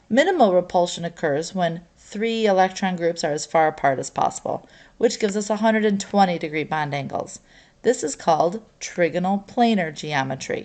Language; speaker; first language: English; native; English